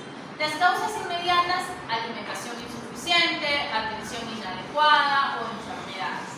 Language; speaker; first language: Spanish; native; Spanish